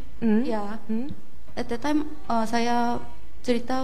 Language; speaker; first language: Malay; non-native, fluent; Korean